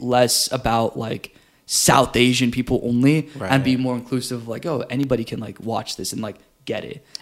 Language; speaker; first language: English; native; English